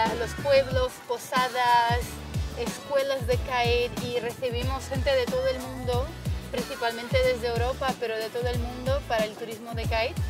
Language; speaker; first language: Spanish; non-native, fluent; Portuguese